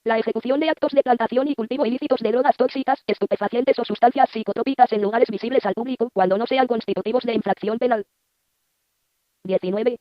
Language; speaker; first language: Spanish; native; Spanish